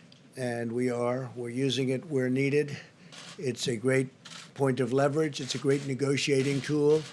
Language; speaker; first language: English; native; English